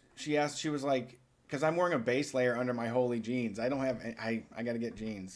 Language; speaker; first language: English; native; English